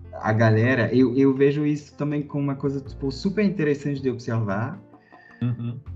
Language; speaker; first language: Portuguese; non-native, fluent; French